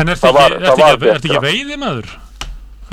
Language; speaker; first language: Icelandic; native; Icelandic